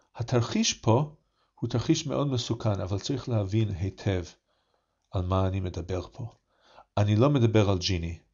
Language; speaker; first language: Hebrew; non-native, fluent; English